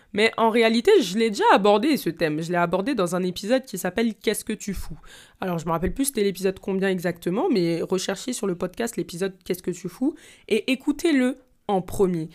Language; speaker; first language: French; native; French